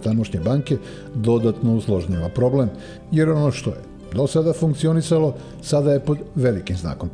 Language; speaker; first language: Serbian; native; Serbian